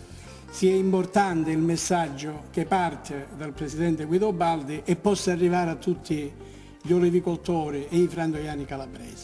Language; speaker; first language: Italian; native; Italian